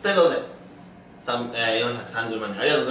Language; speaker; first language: Japanese; native; Japanese